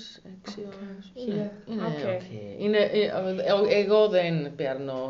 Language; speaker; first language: Greek; non-native, learner; German